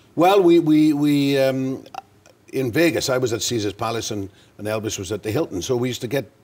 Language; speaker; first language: English; native; English